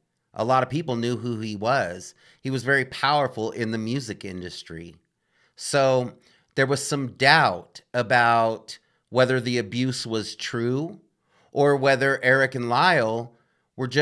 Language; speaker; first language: English; native; English